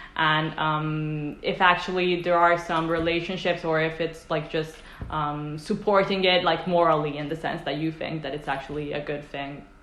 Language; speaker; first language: English; non-native, fluent; Italian